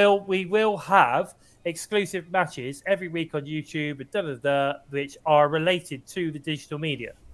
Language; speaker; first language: English; native; English